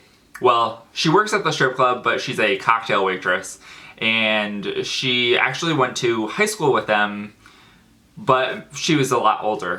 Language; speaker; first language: English; native; English